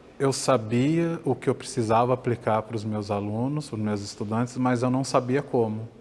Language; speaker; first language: Portuguese; native; Portuguese